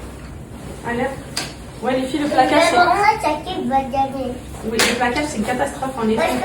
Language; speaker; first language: French; native; French